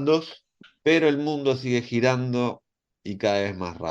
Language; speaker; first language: Spanish; native; Spanish